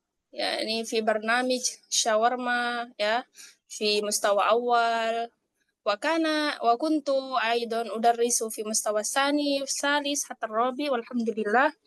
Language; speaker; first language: Arabic; non-native, fluent; Indonesian